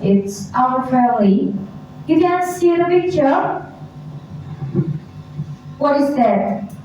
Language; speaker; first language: English; non-native, learner; Indonesian